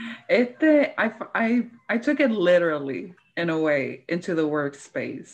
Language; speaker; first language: English; early bilingual, other home language; Spanish